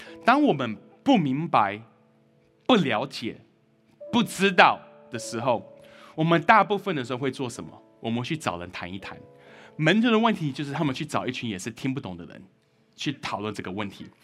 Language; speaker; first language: Chinese; early bilingual, heritage; Chinese